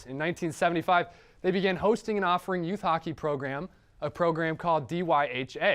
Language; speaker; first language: English; native; English